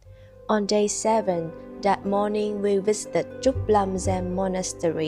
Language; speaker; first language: English; non-native, learner; Vietnamese